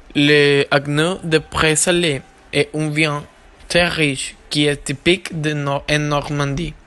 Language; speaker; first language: French; non-native, learner; Spanish